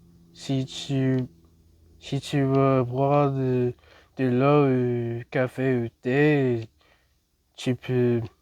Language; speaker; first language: French; non-native, learner; English